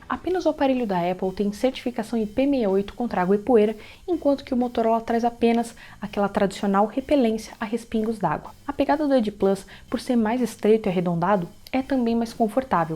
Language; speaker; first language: Portuguese; native; Portuguese